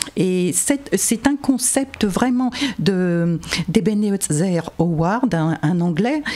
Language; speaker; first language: French; native; French